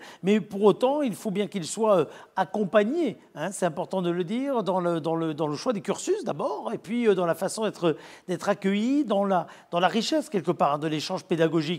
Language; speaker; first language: French; native; French